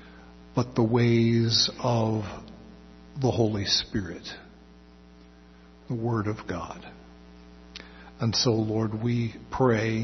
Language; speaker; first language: English; native; English